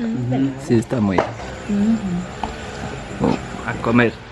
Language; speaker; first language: Spanish; non-native, learner; Portuguese